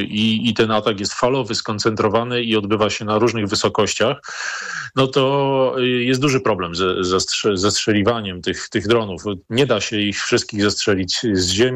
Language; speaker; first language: Polish; native; Polish